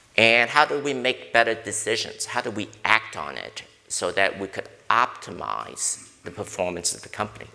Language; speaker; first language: English; native; English